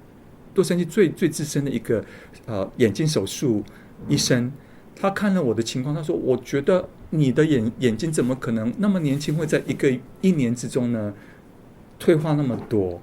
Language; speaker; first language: Chinese; native; Chinese